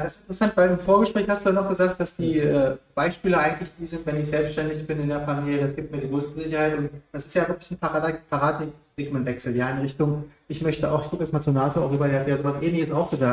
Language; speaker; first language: German; native; German